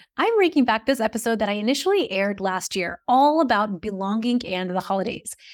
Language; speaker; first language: English; early bilingual, other home language; Hindi